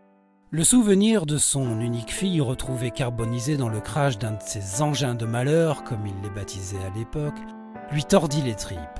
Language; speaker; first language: French; native; French